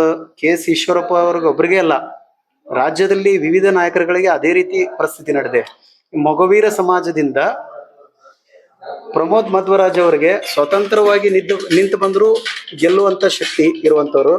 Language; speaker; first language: Kannada; native; Kannada